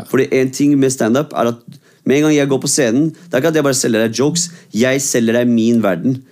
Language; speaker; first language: Norwegian; early bilingual, other home language; Kurdish